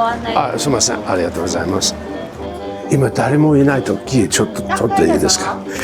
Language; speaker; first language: Japanese; non-native, fluent; English